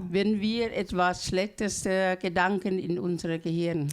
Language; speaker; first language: German; non-native, learner; Thai